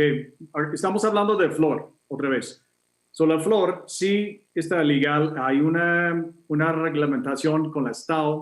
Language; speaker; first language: Spanish; non-native, fluent; English